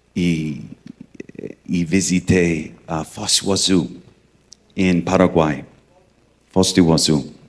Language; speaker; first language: Portuguese; non-native, learner; English